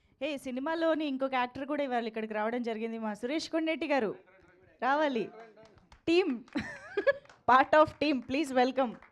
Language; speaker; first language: Telugu; native; Telugu